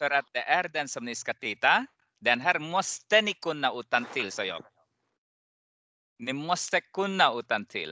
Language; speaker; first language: Swedish; non-native, fluent; Arabic